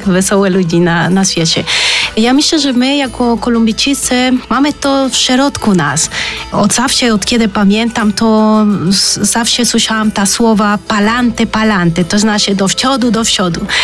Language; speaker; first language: Polish; non-native, learner; Spanish